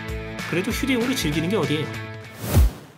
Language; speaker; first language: Korean; native; Korean